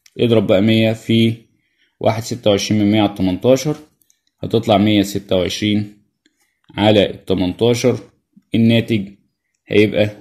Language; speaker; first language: Arabic; native; Arabic